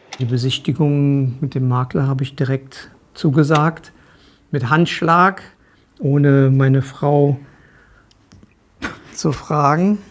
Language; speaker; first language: German; native; German